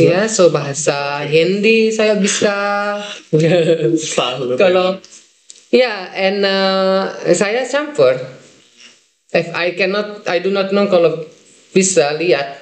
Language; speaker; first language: Indonesian; non-native, fluent; Dutch